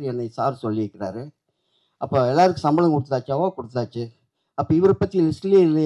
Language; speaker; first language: Tamil; native; Tamil